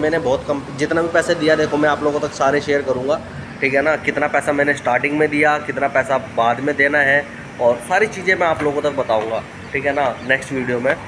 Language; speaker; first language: Hindi; native; Hindi